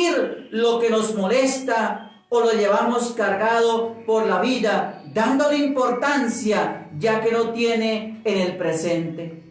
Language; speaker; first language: Spanish; native; Spanish